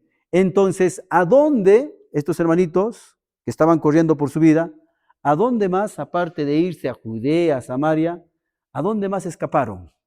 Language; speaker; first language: Spanish; native; Spanish